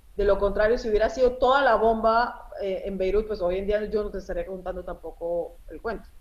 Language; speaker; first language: Spanish; early bilingual, other home language; Arabic